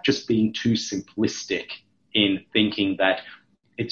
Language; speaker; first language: English; non-native, local second language; Sinhala